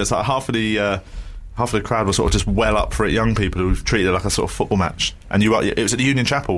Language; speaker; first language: English; native; English